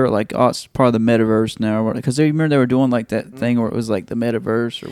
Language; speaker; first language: English; native; English